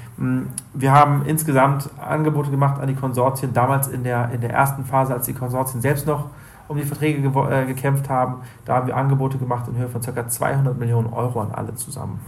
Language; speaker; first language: German; native; German